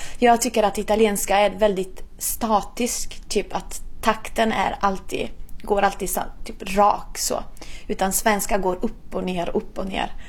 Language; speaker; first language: Swedish; non-native, fluent; Italian